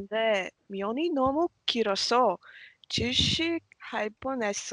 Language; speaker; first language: Korean; non-native, learner; Latvian